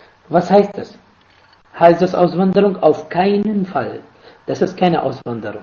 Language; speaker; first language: German; non-native, fluent; Arabic